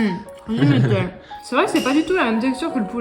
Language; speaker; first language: French; native; French